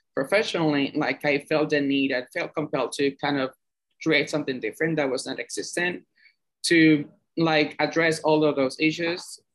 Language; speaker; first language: English; non-native, fluent; Spanish